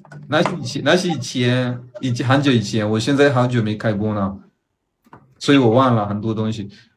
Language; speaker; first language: Chinese; non-native, fluent; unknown